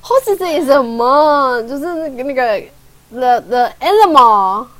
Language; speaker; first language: English; non-native, learner; Chinese